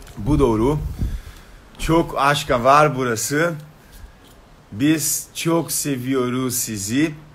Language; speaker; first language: Turkish; non-native, learner; Portuguese